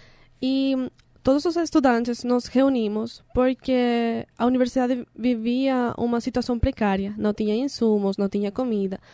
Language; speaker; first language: Portuguese; non-native, learner; Spanish